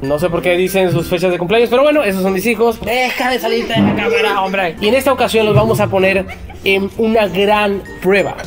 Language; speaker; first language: Spanish; native; Spanish